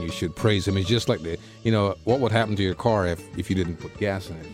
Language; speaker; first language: English; native; English